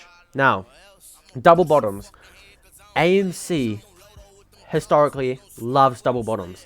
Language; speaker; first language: English; native; English